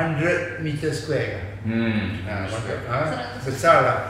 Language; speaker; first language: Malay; non-native, local second language; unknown